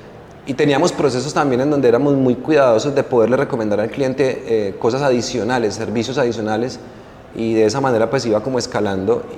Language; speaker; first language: Spanish; native; Spanish